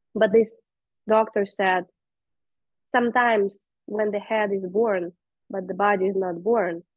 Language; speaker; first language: English; non-native, fluent; Russian